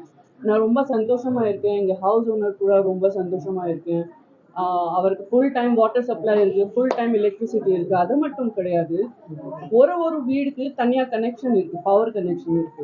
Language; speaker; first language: Tamil; non-native, learner; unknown